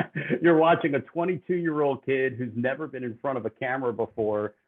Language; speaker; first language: English; native; English